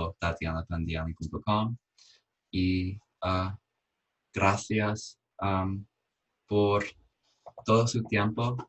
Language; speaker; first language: Spanish; non-native, fluent; English